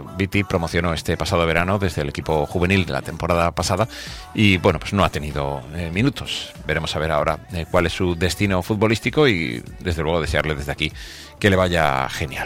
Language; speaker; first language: Spanish; native; Spanish